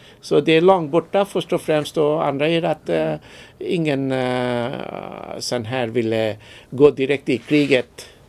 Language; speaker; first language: Swedish; non-native, fluent; Bangla